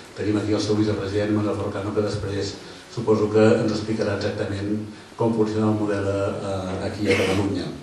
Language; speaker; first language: Catalan; native; Catalan